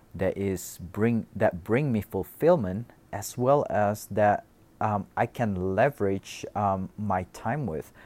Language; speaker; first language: English; non-native, fluent; Indonesian